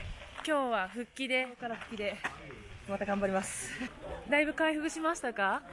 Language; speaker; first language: Japanese; native; Japanese